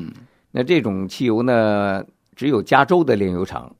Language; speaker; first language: Chinese; native; Chinese